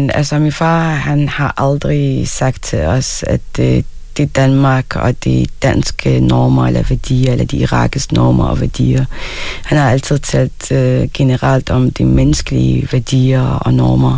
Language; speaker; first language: Danish; early bilingual, other home language; Arabic